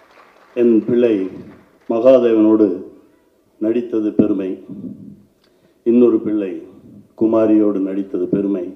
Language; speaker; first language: Tamil; native; Tamil